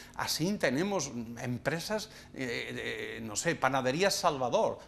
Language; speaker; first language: Spanish; native; Spanish